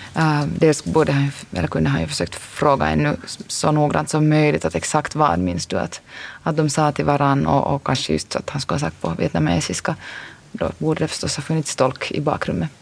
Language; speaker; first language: Swedish; native; Swedish